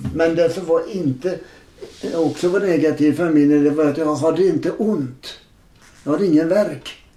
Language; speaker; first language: Swedish; native; Swedish